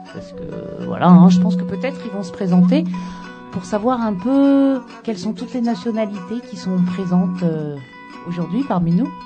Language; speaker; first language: French; native; French